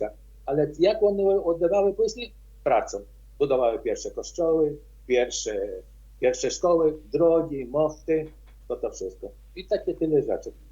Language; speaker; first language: Polish; early bilingual, heritage; Polish